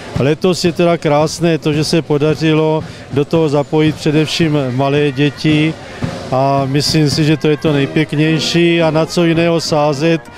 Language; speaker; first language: Czech; native; Czech